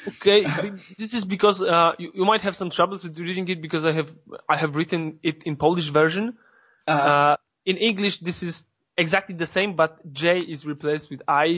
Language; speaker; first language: English; non-native, fluent; Polish